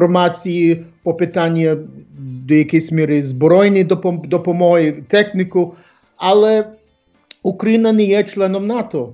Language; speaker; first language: Ukrainian; early bilingual, heritage; English